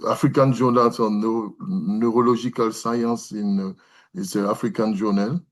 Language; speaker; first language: English; non-native, learner; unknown